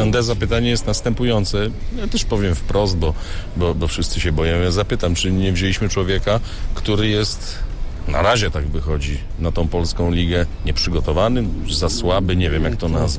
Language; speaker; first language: Polish; native; Polish